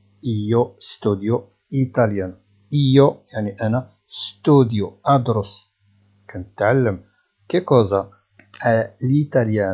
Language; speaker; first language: Italian; non-native, fluent; Arabic